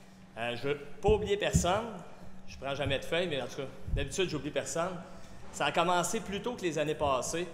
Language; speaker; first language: French; native; French